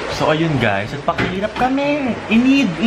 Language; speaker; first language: Filipino; native; Filipino